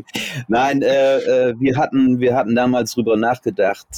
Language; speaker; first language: German; native; German